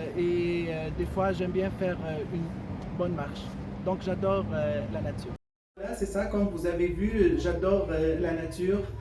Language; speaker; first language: French; non-native, fluent; Arabic